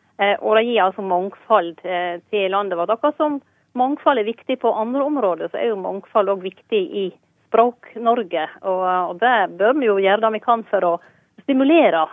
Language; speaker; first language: Norwegian; native; Norwegian